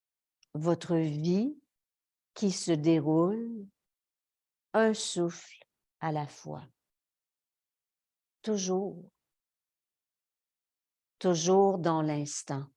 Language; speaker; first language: French; native; French